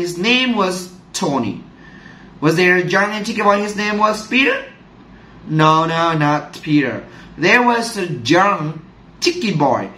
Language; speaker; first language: English; non-native, fluent; Vietnamese